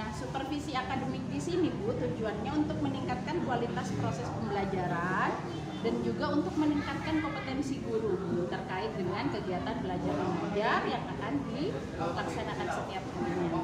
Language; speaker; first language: Indonesian; native; Indonesian